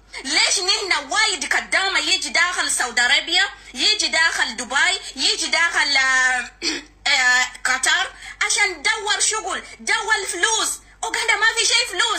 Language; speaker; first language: Arabic; non-native, learner; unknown